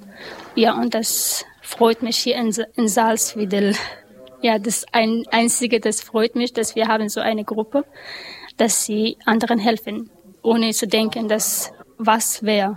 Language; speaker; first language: German; non-native, learner; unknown